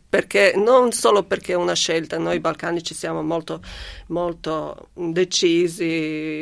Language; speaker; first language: Italian; non-native, fluent; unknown